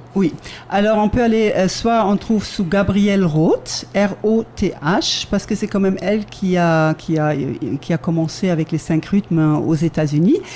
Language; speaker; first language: French; native; French